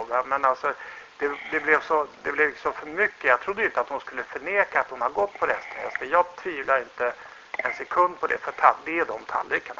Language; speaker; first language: Swedish; native; Swedish